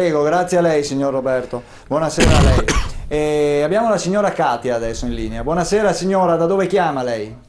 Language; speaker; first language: Italian; native; Italian